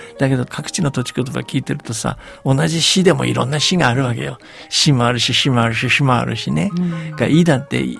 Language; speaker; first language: Japanese; native; Japanese